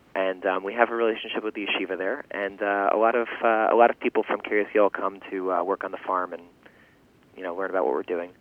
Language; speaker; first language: English; early bilingual, other home language; Yiddish